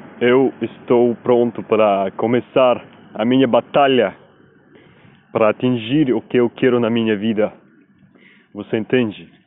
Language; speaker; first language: Portuguese; non-native, learner; Spanish